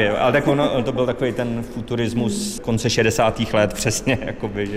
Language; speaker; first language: Czech; native; Czech